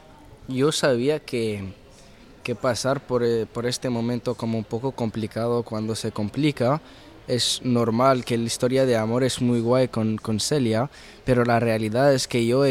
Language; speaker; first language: Spanish; early bilingual, heritage; Arabic